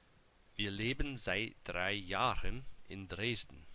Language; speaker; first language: German; non-native, fluent; English